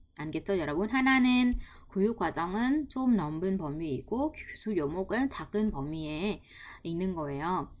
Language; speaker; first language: Korean; non-native, fluent; Vietnamese